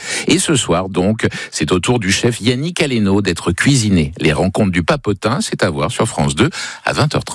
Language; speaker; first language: French; native; French